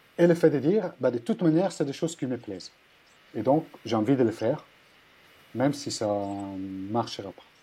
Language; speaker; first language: French; non-native, fluent; Italian